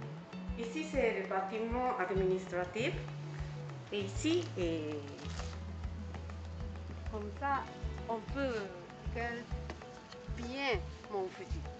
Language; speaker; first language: French; non-native, learner; Japanese